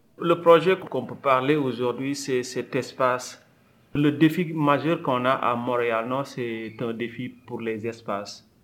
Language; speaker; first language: French; non-native, local second language; Wolof